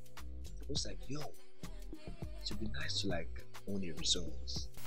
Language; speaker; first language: English; non-native, local second language; Yoruba